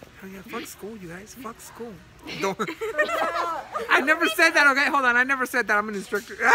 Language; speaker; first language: English; early bilingual, other home language; Spanish